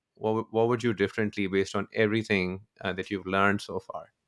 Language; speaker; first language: English; non-native, local second language; Urdu